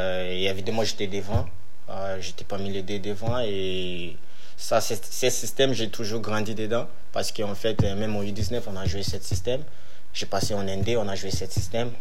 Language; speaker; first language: French; non-native, fluent; Bini